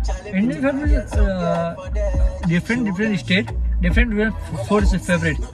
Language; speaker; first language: English; non-native, learner; Hindi